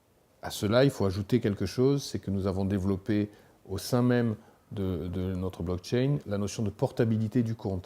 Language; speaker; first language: French; native; French